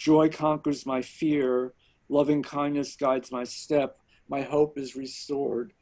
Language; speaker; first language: English; native; English